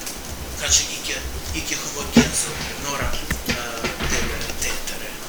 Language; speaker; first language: Swedish; non-native, fluent; Russian